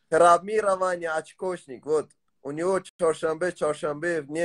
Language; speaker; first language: Russian; non-native, learner; Tajik